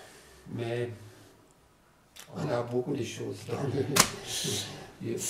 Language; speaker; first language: French; non-native, learner; German